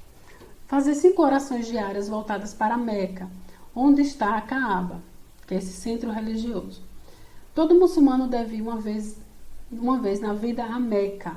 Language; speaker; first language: Portuguese; native; Portuguese